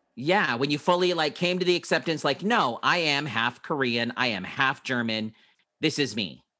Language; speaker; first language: English; early bilingual, other home language; Filipino